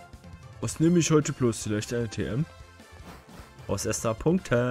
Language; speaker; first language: German; native; German